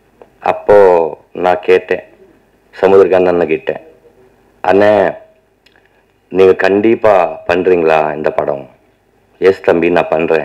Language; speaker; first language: Tamil; non-native, learner; Telugu